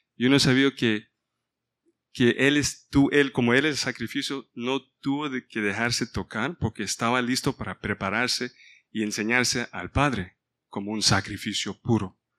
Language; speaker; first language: Spanish; early bilingual, heritage; Spanish